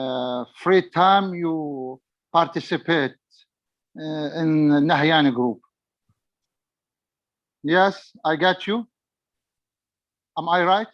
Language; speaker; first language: English; non-native, learner; Arabic